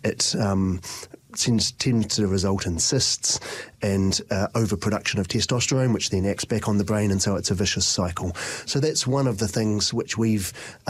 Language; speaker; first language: English; native; English